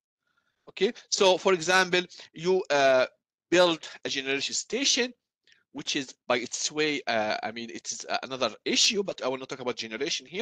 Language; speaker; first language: English; non-native, fluent; Arabic